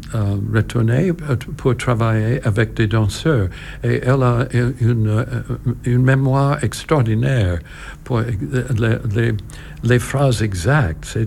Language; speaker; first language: French; non-native, learner; English